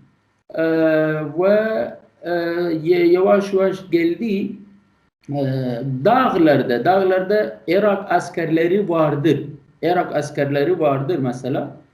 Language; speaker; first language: Turkish; non-native, learner; Kurdish